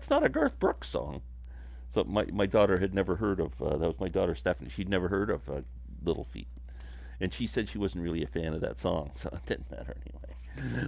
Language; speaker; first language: English; native; English